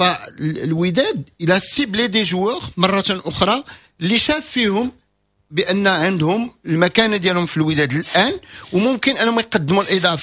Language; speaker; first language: Arabic; native; Arabic